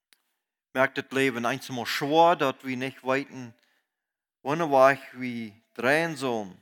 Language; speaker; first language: German; non-native, learner; Plautdietsch